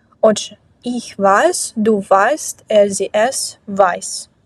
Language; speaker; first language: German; non-native, fluent; Ukrainian